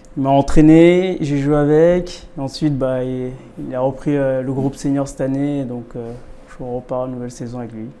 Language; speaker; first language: French; early bilingual, other home language; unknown